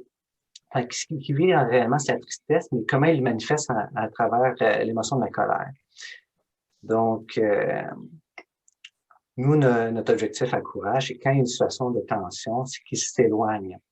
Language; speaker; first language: French; native; French